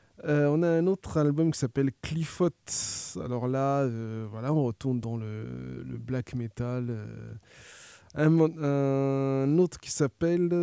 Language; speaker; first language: French; native; French